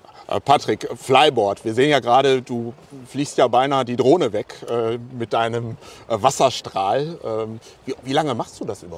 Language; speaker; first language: German; native; German